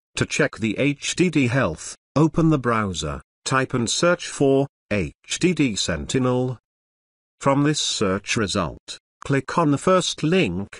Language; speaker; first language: English; non-native, local second language; Bangla